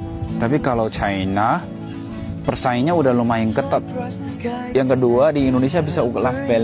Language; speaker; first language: Indonesian; non-native, fluent; Chinese